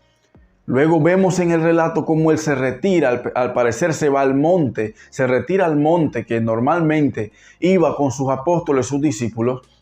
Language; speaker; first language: Spanish; native; Spanish